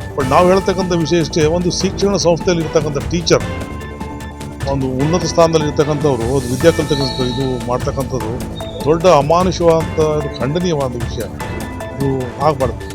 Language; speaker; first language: Kannada; non-native, local second language; Lambadi